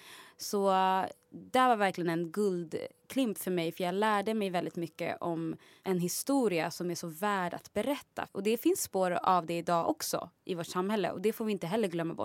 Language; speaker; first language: Swedish; native; Swedish